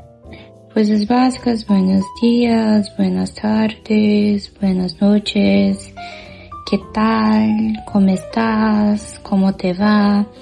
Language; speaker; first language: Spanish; non-native, learner; Portuguese